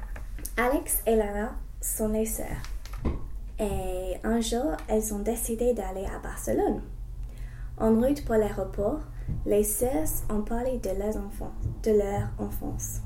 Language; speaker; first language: French; non-native, learner; English